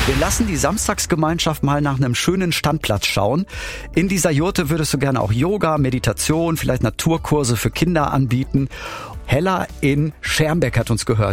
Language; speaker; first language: German; native; German